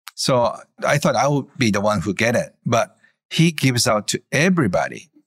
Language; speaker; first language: English; non-native, fluent; Japanese